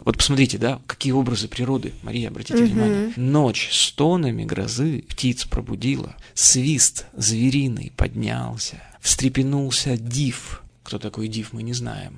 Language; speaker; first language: Russian; native; Russian